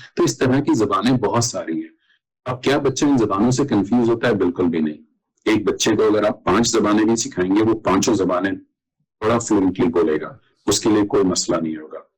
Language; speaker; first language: Urdu; native; Urdu